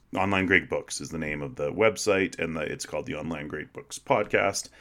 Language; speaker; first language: English; native; English